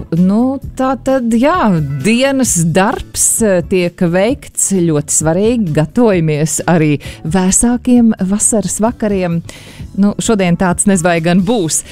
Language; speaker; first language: Latvian; native; Latvian